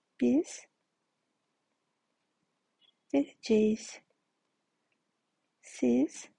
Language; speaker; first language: Turkish; non-native, fluent; Kazakh